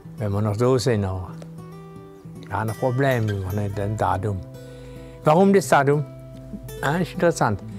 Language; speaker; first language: German; non-native, local second language; Swiss German